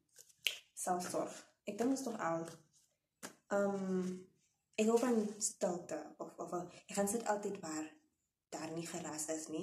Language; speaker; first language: Afrikaans; non-native, local second language; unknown